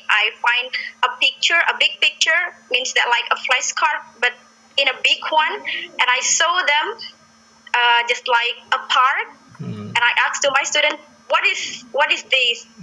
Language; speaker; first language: English; non-native, learner; Indonesian